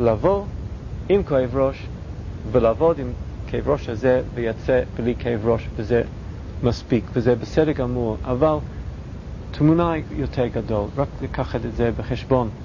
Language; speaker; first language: Hebrew; non-native, fluent; English